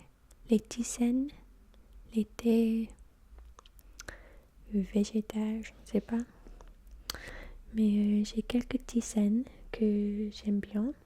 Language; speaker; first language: French; non-native, fluent; English